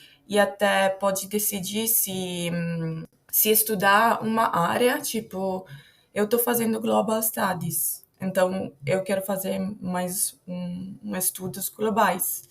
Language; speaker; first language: Portuguese; non-native, fluent; Italian